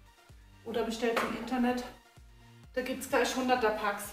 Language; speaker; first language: German; native; German